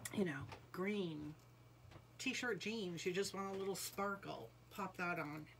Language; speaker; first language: English; native; English